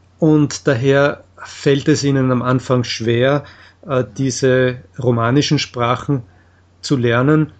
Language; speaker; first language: German; native; German